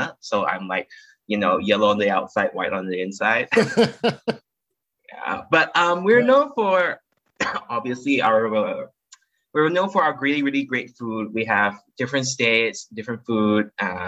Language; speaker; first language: English; non-native, local second language; Chinese